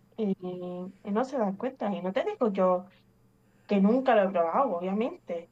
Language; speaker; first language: Spanish; early bilingual, other home language; English